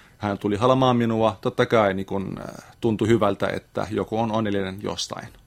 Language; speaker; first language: Finnish; non-native, fluent; Arabic